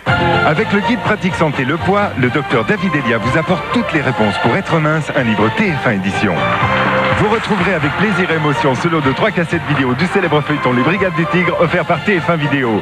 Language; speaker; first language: French; native; French